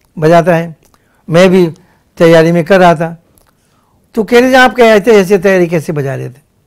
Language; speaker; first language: Hindi; non-native, local second language; Bangla